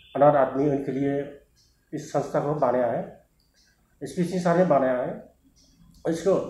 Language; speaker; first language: Hindi; non-native, local second language; Bodo